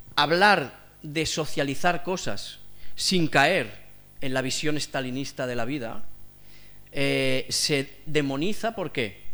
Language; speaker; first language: Spanish; non-native, local second language; Catalan